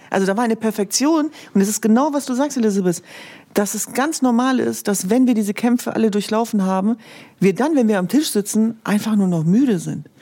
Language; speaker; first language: German; early bilingual, other home language; Kurdish